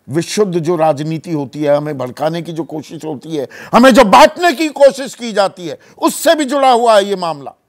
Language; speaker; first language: Hindi; native; Hindi